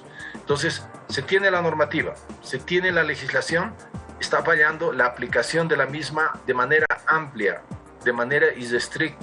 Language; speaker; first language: Spanish; native; Spanish